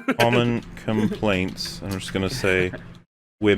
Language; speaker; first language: English; native; English